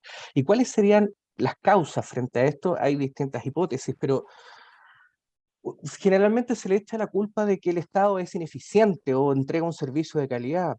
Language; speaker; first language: Spanish; native; Spanish